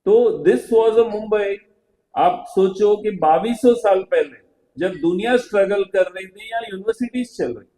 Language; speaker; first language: Hindi; non-native, local second language; Marathi